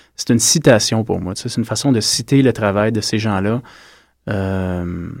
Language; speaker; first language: French; native; French